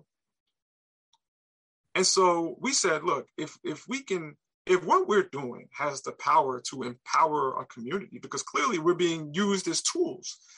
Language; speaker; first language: English; native; English